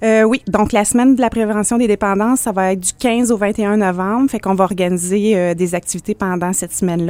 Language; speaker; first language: French; native; French